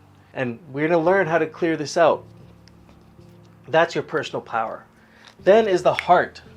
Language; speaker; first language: English; native; English